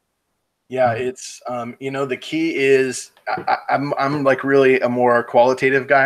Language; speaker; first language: English; native; English